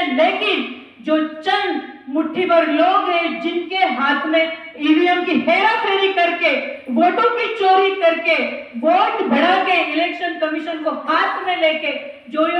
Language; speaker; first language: Hindi; non-native, local second language; Marathi